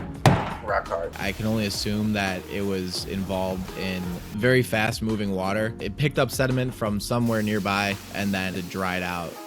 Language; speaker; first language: English; native; English